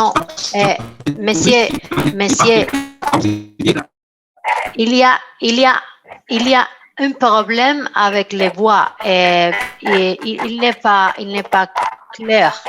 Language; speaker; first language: French; non-native, learner; Spanish